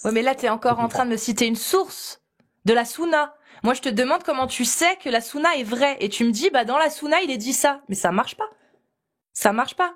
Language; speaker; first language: French; native; French